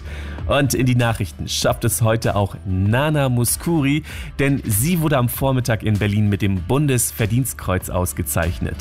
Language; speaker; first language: German; native; German